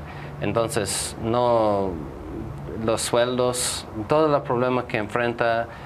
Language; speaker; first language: Spanish; non-native, fluent; English